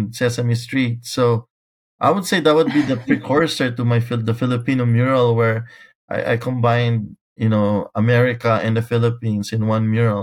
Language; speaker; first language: English; non-native, local second language; Filipino